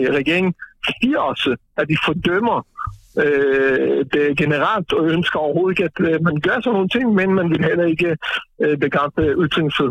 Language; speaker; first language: Danish; non-native, fluent; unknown